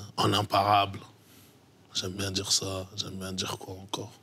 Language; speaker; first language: French; native; French